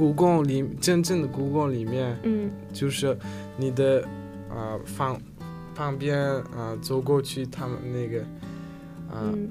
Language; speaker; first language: Chinese; non-native, learner; Uzbek